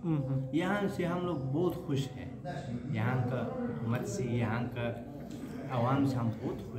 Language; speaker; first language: Hindi; early bilingual, other home language; Pashto